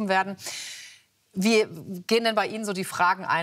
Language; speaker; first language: German; native; German